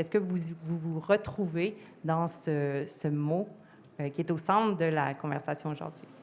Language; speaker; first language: French; native; French